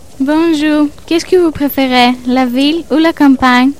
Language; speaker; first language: French; non-native, learner; Greek